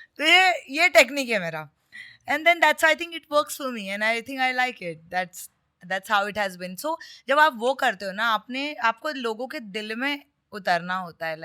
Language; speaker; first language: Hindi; non-native, local second language; Marathi